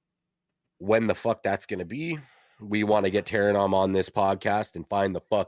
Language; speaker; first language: English; native; English